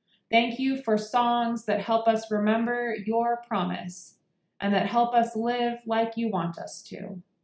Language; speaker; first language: English; native; English